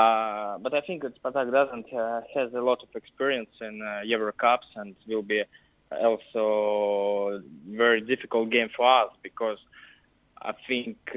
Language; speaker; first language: English; non-native, learner; Russian